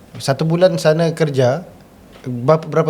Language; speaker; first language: Malay; native; Malay